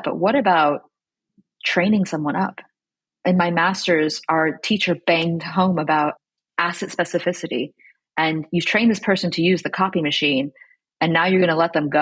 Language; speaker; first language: English; early bilingual, other home language; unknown